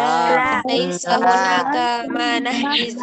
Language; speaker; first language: Arabic; non-native, learner; Indonesian